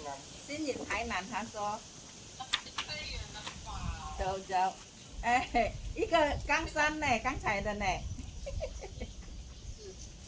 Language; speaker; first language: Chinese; non-native, fluent; Indonesian